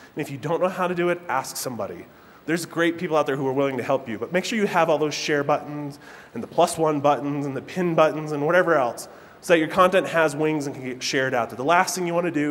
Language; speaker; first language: English; native; English